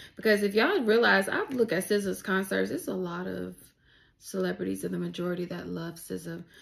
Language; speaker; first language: English; native; English